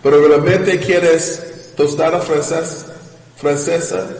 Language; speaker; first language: Spanish; non-native, learner; English